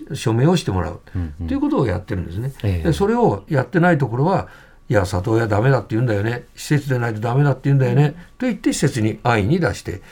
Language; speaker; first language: Japanese; native; Japanese